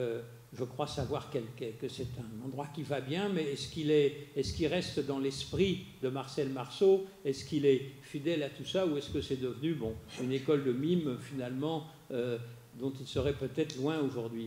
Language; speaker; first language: French; native; French